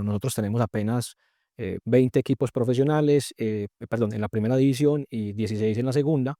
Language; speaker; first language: Spanish; native; Spanish